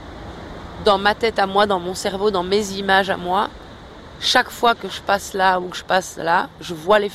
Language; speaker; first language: French; native; French